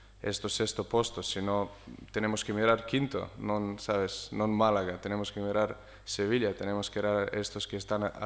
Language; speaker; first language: Spanish; non-native, learner; Slovenian